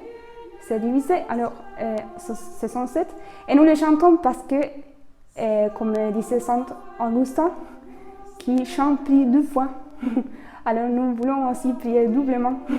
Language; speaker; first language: French; non-native, fluent; Spanish